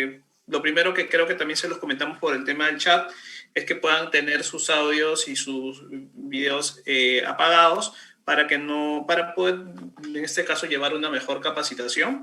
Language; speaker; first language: Spanish; native; Spanish